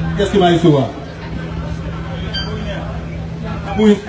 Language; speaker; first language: French; non-native, local second language; Haitian Creole